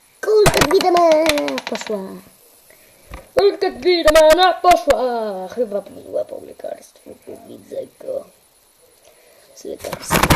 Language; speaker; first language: Polish; early bilingual, heritage; Polish